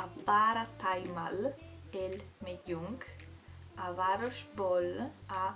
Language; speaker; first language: Hungarian; non-native, learner; Italian